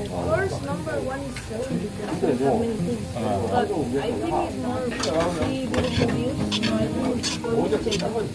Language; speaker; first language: English; non-native, learner; Spanish